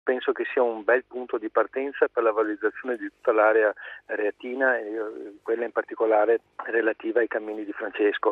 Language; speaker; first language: Italian; native; Italian